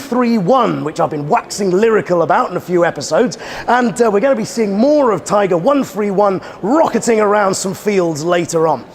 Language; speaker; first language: English; native; English